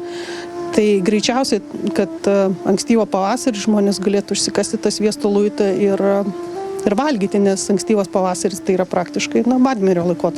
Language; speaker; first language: Lithuanian; native; Lithuanian